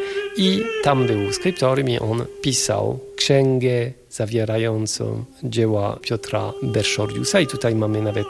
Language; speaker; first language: Polish; non-native, fluent; French